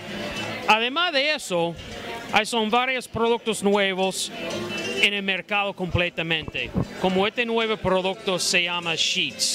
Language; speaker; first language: Spanish; non-native, fluent; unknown